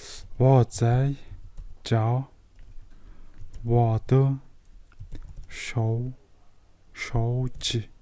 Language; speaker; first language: Chinese; non-native, learner; Mongolian